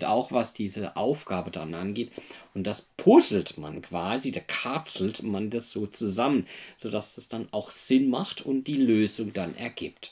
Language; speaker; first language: German; native; German